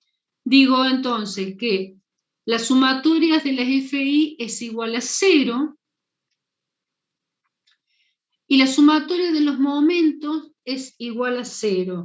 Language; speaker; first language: Spanish; native; Spanish